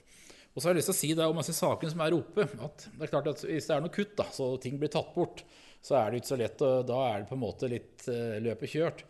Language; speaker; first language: Norwegian; native; Norwegian